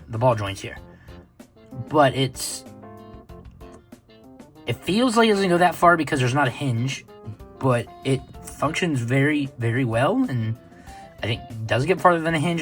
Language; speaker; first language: English; native; English